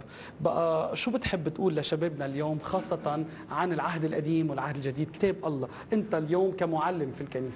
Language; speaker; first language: Arabic; native; Arabic